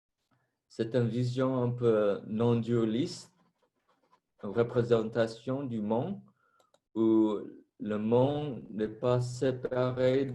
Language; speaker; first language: French; non-native, fluent; Vietnamese